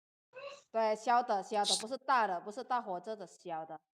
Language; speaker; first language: Chinese; non-native, fluent; Indonesian